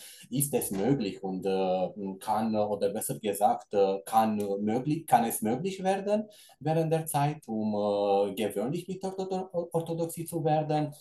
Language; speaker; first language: German; non-native, fluent; Romanian